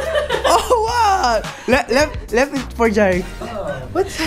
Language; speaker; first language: English; non-native, learner; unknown